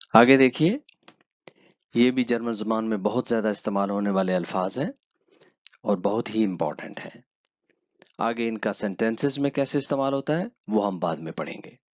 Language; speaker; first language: Urdu; native; Urdu